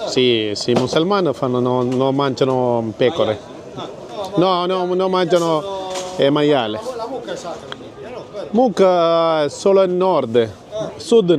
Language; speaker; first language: Italian; non-native, learner; Malayalam